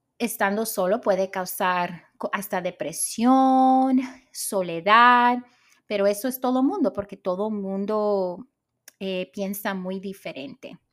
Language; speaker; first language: Spanish; early bilingual, heritage; Spanish